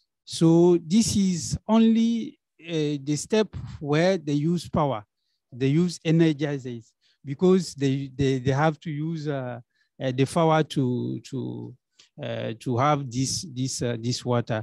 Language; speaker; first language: English; non-native, learner; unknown